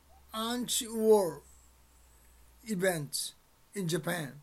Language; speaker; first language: English; non-native, learner; Japanese